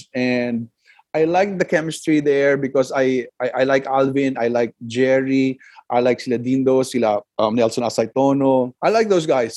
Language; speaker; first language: English; non-native, local second language; Cebuano